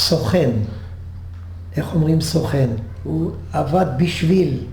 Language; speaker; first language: Hebrew; non-native, fluent; French